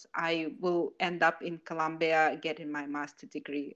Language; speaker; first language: English; non-native, fluent; Kazakh